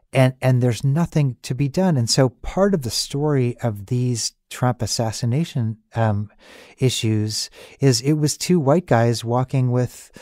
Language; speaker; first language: English; native; English